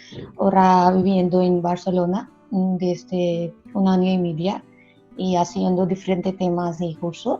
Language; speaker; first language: Spanish; non-native, learner; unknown